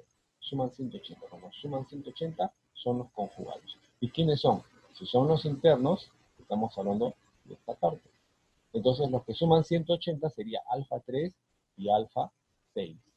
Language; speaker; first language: Spanish; native; Spanish